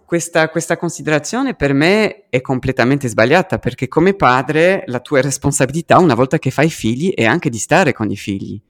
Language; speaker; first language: Italian; early bilingual, heritage; French